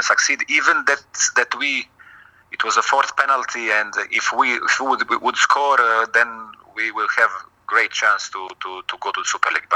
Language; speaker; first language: English; non-native, fluent; Croatian